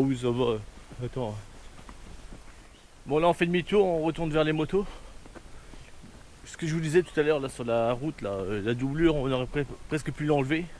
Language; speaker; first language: French; native; French